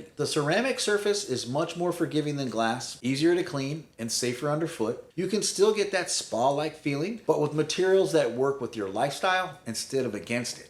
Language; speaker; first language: English; native; English